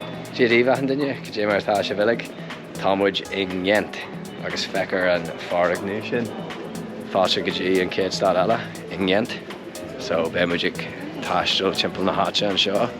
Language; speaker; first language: Irish; non-native, local second language; English